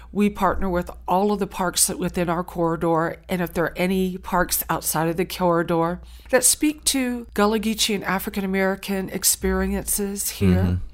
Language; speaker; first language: English; early bilingual, other home language; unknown